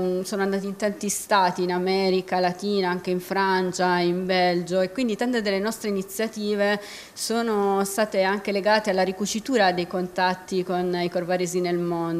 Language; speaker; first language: Italian; native; Italian